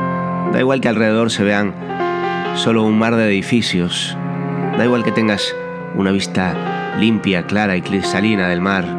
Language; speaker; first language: Spanish; native; Spanish